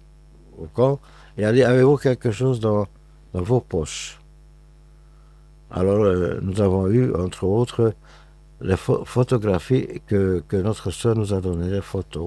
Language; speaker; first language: French; non-native, fluent; Hungarian